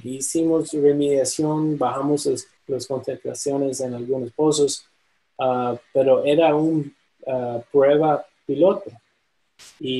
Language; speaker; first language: Spanish; non-native, fluent; English